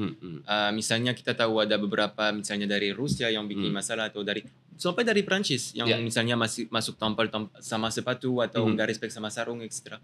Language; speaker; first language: Indonesian; non-native, fluent; French